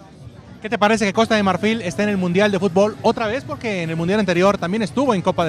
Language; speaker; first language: Spanish; native; Spanish